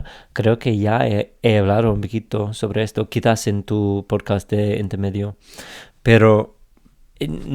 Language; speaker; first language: Spanish; non-native, fluent; English